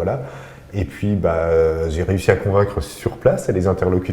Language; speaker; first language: French; native; French